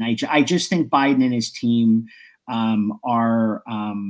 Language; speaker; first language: English; native; English